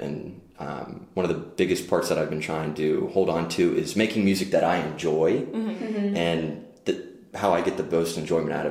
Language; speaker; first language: English; native; English